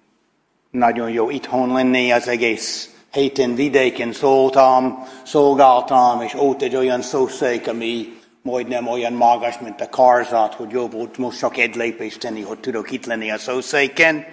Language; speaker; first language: Hungarian; non-native, fluent; English